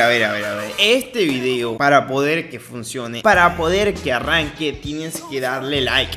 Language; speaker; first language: Spanish; native; Spanish